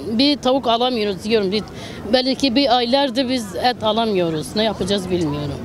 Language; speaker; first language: Turkish; native; Turkish